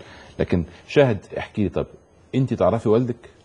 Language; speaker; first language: Arabic; native; Arabic